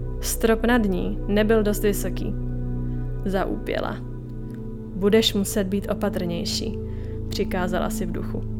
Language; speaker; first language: Czech; native; Czech